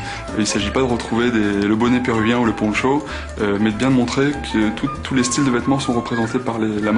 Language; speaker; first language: French; native; French